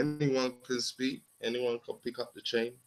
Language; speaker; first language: English; native; English